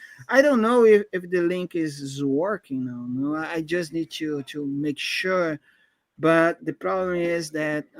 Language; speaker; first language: English; non-native, fluent; Portuguese